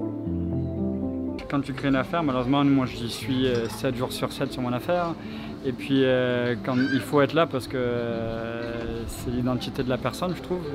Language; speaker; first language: French; native; French